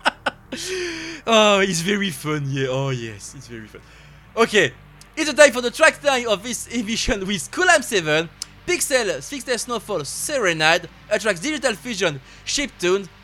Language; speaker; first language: English; non-native, learner; French